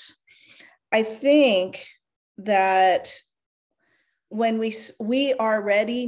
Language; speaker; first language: English; non-native, local second language; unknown